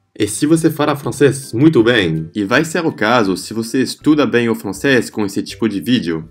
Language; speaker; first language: Portuguese; non-native, fluent; French